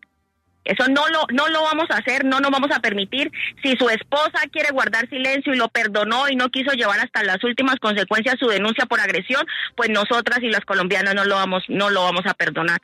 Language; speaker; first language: Spanish; native; Spanish